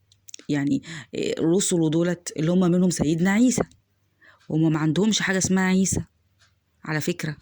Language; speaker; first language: Arabic; native; Arabic